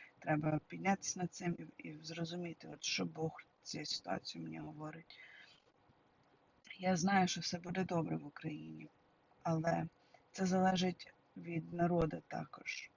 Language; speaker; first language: Ukrainian; early bilingual, heritage; Ukrainian